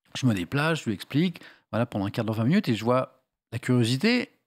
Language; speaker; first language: French; native; French